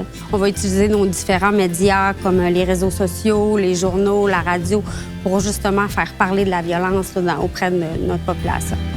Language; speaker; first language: French; native; French